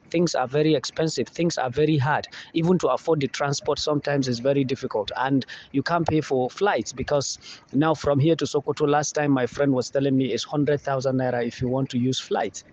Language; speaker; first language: English; non-native, local second language; Hausa